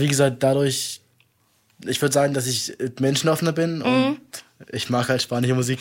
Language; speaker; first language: German; native; German